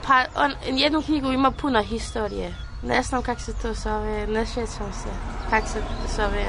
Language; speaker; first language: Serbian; early bilingual, heritage; Bosnian